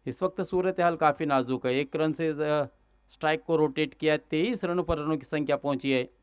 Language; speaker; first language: Hindi; non-native, local second language; Marathi